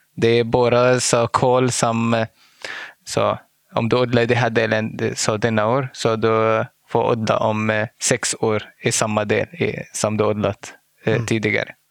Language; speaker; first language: Swedish; non-native, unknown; Arabic